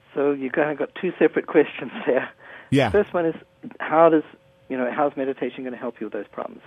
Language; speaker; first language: English; native; English